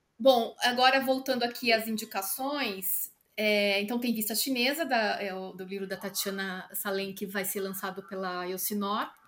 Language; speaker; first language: Portuguese; native; Portuguese